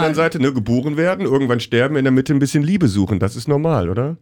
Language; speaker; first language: German; native; German